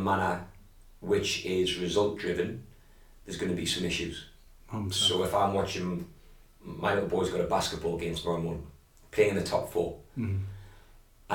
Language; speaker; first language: English; native; English